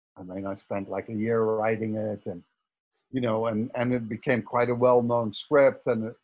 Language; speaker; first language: English; non-native, fluent; Dutch